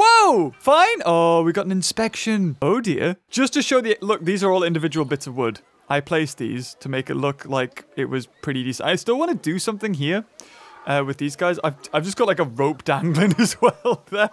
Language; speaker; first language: English; native; English